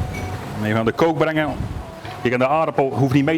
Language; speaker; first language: Dutch; native; Dutch